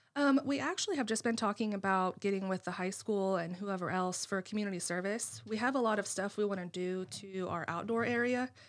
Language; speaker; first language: English; native; English